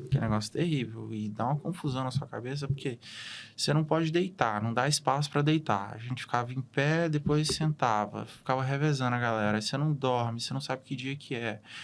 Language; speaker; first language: Portuguese; native; Portuguese